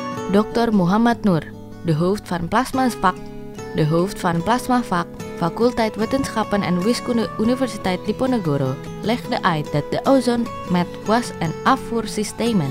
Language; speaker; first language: Dutch; non-native, fluent; Indonesian